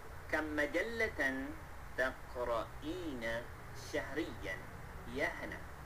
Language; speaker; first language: Arabic; non-native, fluent; Malay